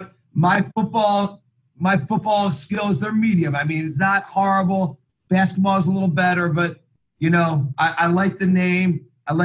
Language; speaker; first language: English; native; English